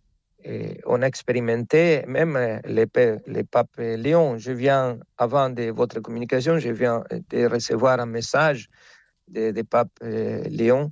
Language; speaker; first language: French; non-native, fluent; Spanish